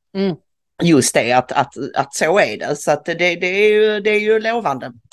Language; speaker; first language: Swedish; native; Swedish